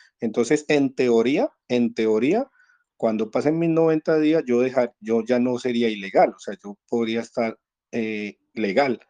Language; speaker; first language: Spanish; native; Spanish